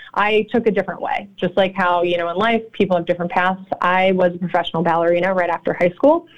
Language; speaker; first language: English; native; English